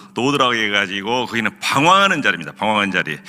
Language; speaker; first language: Korean; native; Korean